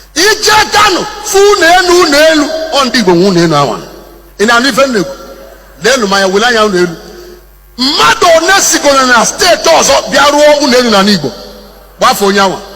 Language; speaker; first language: Igbo; non-native, local second language; Bini